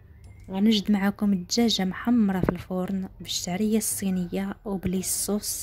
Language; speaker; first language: Arabic; native; Arabic